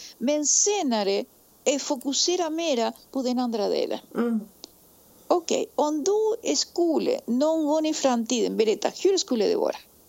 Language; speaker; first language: Swedish; non-native, fluent; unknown